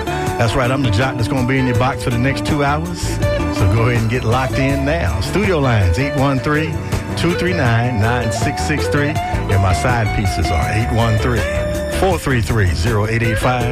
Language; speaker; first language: English; native; English